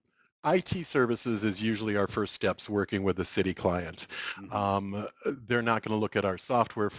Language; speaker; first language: English; native; English